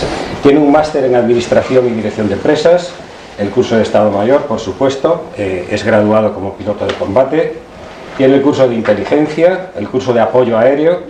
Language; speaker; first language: Spanish; native; Spanish